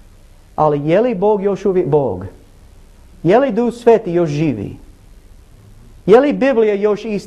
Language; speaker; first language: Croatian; non-native, learner; English